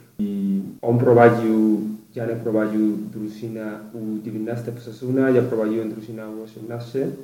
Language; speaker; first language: Polish; non-native, learner; Spanish